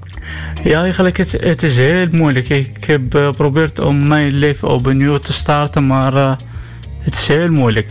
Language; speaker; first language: Dutch; non-native, learner; Arabic